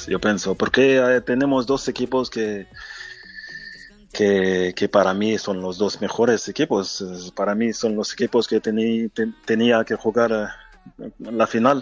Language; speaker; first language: Spanish; non-native, fluent; French